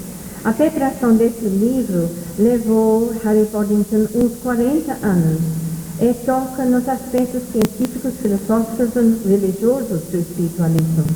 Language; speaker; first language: Portuguese; non-native, fluent; English